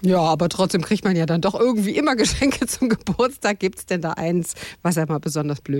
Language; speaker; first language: German; native; German